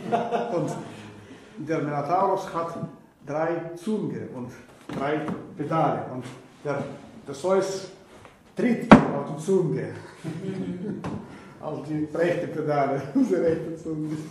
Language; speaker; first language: German; non-native, fluent; Russian